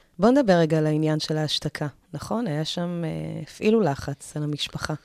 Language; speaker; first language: Hebrew; early bilingual, other home language; Amharic